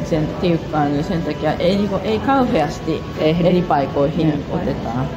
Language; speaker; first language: Finnish; non-native, fluent; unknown